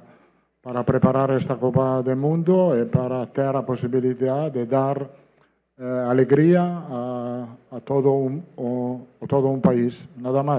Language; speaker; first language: Portuguese; non-native, fluent; Italian